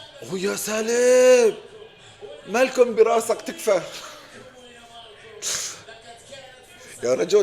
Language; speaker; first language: Arabic; native; Arabic